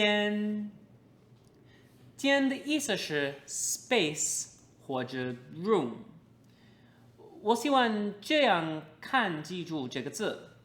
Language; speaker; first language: Chinese; non-native, fluent; English